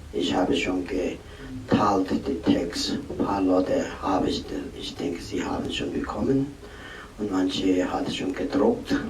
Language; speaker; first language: German; non-native, learner; Tibetan